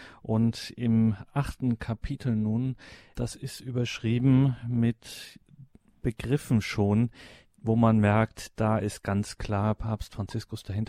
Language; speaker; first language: German; native; German